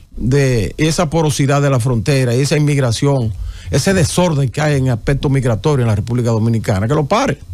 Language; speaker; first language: Spanish; native; Spanish